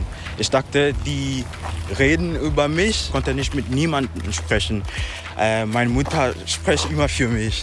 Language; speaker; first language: German; non-native, learner; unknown